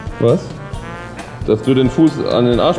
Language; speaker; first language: German; native; German